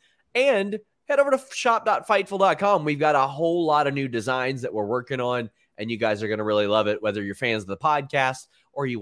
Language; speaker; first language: English; native; English